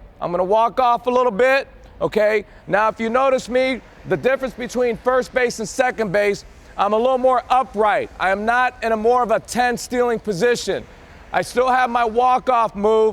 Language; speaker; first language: English; native; English